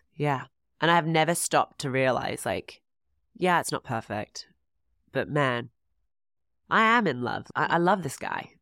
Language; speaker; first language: English; native; English